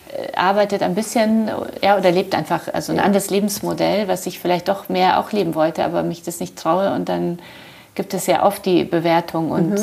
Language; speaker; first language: German; early bilingual, other home language; Polish